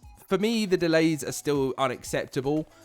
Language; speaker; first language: English; native; English